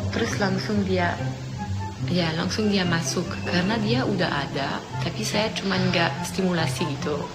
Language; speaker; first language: Indonesian; non-native, fluent; French